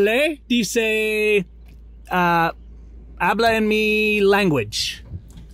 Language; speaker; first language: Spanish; non-native, learner; English